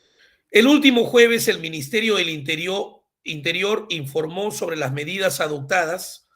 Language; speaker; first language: Spanish; native; Spanish